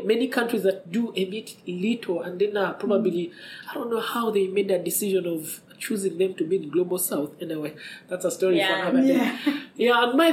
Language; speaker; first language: English; non-native, local second language; Ganda